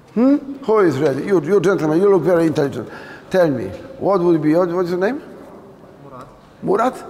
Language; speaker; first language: English; non-native, fluent; Polish